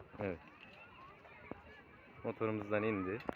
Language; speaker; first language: Turkish; native; Turkish